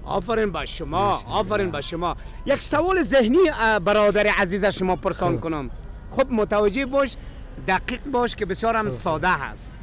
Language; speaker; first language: Persian; native; Persian